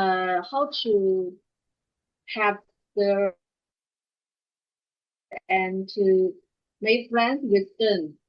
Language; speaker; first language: English; non-native, learner; Chinese